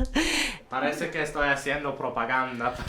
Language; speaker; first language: Spanish; non-native, fluent; Hebrew